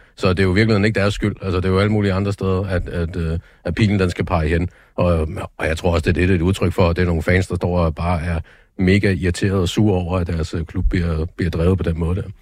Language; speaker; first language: Danish; native; Danish